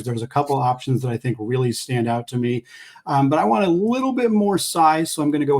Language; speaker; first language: English; native; English